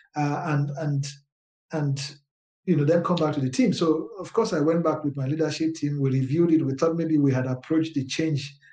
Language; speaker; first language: English; non-native, local second language; Yoruba